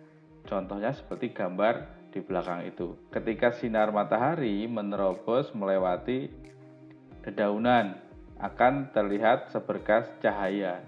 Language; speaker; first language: Indonesian; native; Indonesian